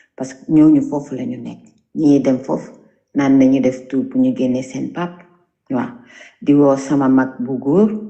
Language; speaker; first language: Wolof; native; Wolof